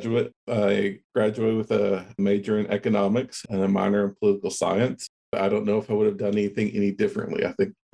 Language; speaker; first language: English; native; English